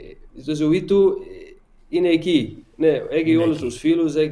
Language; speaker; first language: Greek; non-native, learner; Portuguese